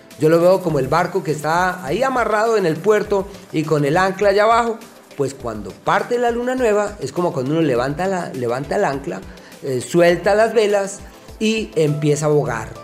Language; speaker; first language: Spanish; native; Spanish